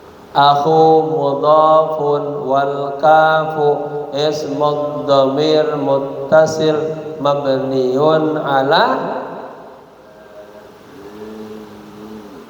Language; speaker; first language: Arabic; non-native, fluent; Indonesian